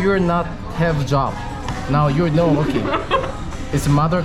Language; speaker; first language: English; non-native, learner; Korean